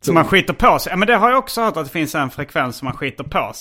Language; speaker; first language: Swedish; native; Swedish